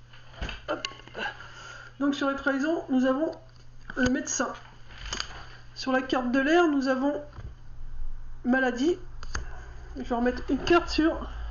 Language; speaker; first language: French; native; French